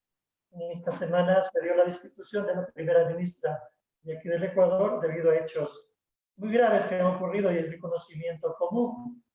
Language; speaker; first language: Spanish; native; Spanish